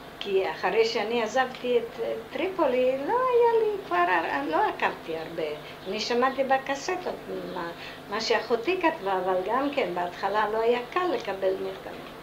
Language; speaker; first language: Hebrew; non-native, fluent; Italian